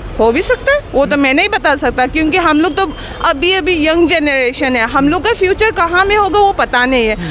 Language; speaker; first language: Hindi; non-native, local second language; Manipuri